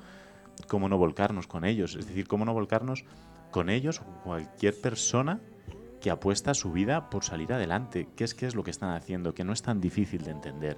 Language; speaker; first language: Spanish; native; Spanish